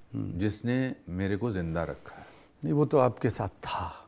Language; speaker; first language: Hindi; native; Hindi